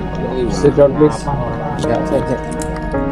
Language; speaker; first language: English; non-native, learner; Hindi